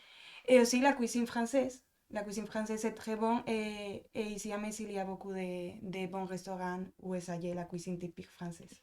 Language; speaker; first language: French; non-native, fluent; Spanish